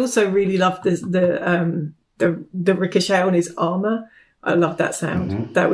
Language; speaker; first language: English; native; English